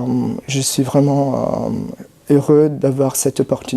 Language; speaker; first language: French; non-native, fluent; Portuguese